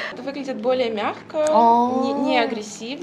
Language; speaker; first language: Russian; native; Russian